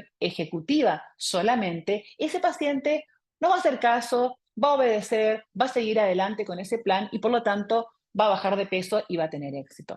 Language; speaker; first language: Spanish; native; Spanish